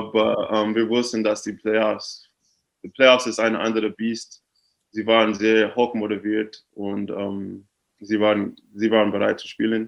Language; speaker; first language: German; non-native, fluent; English